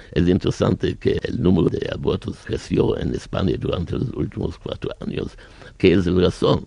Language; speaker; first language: Spanish; non-native, learner; German